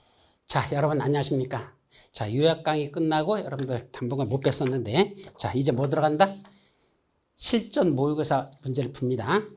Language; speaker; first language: Korean; native; Korean